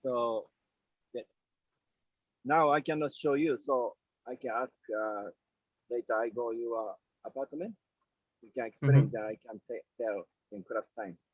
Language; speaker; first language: English; non-native, learner; Japanese